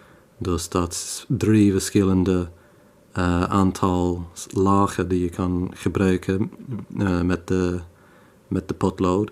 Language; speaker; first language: Dutch; non-native, fluent; English